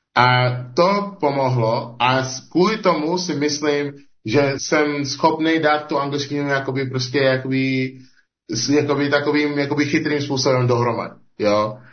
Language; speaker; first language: Czech; non-native, fluent; English